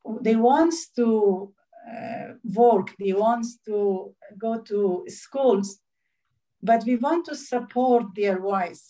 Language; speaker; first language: English; non-native, learner; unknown